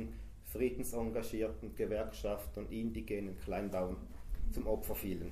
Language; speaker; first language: German; native; German